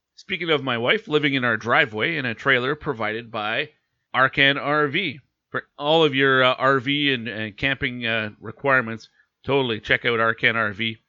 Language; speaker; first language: English; native; English